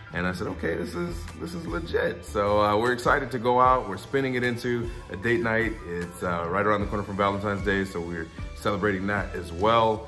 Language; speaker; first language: English; native; English